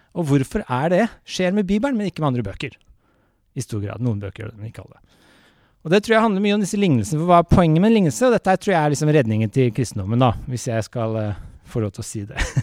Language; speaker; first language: Norwegian; native; Norwegian